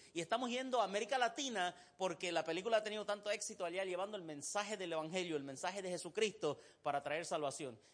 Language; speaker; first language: Spanish; non-native, fluent; Arabic